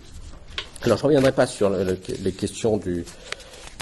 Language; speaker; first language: French; native; French